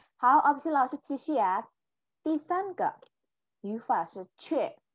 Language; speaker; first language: Chinese; non-native, fluent; Indonesian